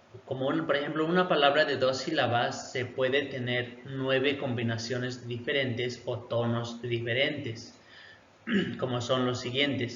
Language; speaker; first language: Spanish; non-native, local second language; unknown